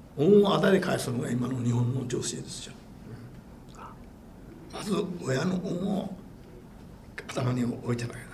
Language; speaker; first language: Japanese; non-native, fluent; English